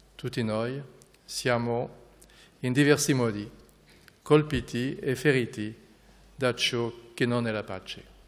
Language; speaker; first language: Italian; non-native, fluent; French